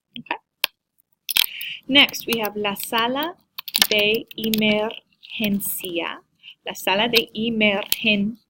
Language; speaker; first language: Spanish; non-native, learner; English